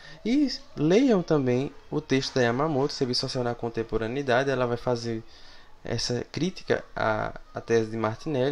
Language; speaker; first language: Portuguese; native; Portuguese